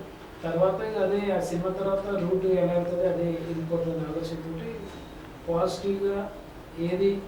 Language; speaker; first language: Telugu; native; Telugu